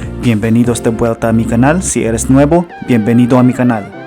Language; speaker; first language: Spanish; non-native, fluent; Filipino